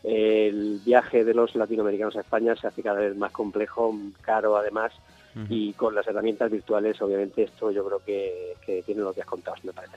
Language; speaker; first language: Spanish; native; Spanish